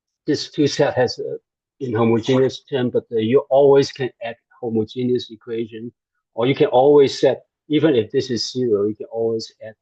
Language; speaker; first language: English; non-native, fluent; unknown